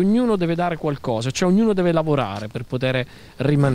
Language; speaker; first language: Italian; native; Italian